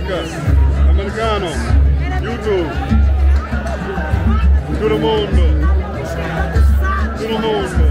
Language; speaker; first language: Portuguese; non-native, learner; English